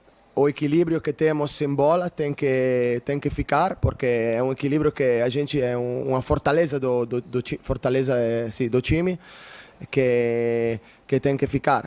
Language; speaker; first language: Portuguese; non-native, fluent; Italian